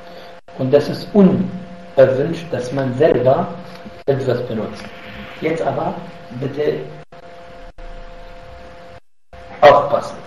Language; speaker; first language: German; non-native, fluent; Arabic